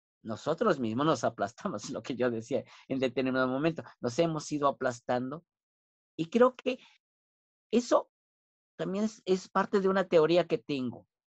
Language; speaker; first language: Spanish; non-native, local second language; Nahuatl languages